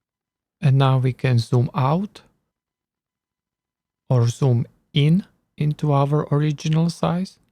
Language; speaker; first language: English; non-native, learner; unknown